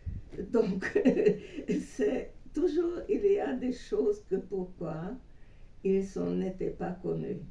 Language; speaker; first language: French; non-native, fluent; Hungarian